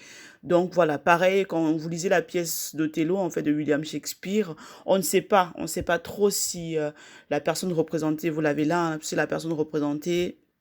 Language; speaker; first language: French; native; French